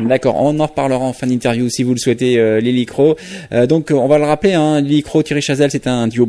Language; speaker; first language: French; native; French